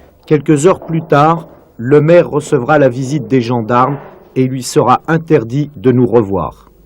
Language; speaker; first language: French; native; French